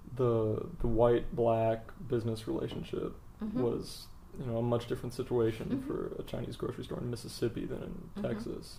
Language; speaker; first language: English; native; English